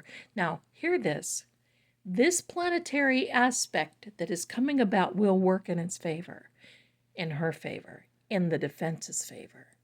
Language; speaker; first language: English; native; English